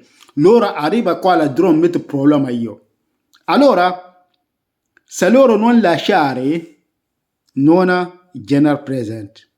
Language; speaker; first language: Italian; non-native, learner; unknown